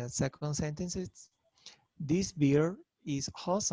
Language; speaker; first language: English; non-native, learner; Spanish